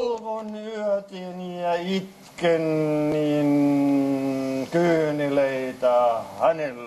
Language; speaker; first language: Finnish; non-native, learner; Arabic